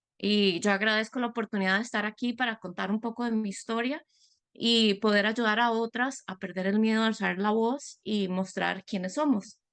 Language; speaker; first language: Spanish; native; Spanish